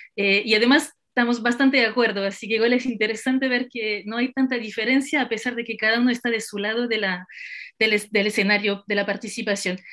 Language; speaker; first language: Spanish; non-native, fluent; French